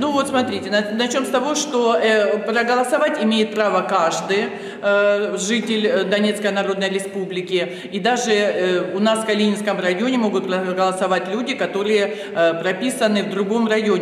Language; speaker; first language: Russian; native; Russian